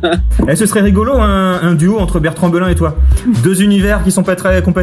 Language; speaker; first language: French; native; French